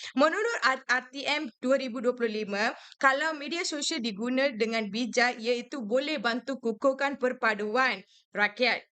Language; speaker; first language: Malay; non-native, local second language; Tamil